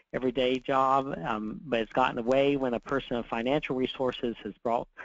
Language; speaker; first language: English; native; English